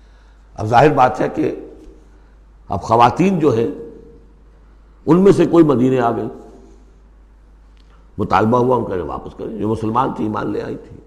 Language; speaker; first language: Urdu; native; Urdu